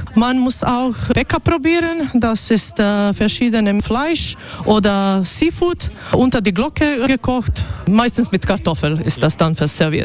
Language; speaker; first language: German; non-native, fluent; Croatian